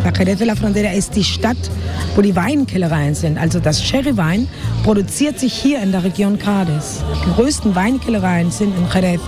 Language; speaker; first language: German; non-native, fluent; Spanish